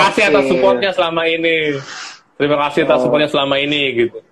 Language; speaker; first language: Indonesian; non-native, local second language; Sundanese